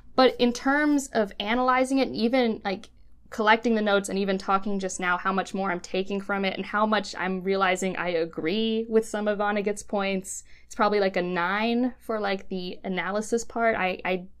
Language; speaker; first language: English; native; English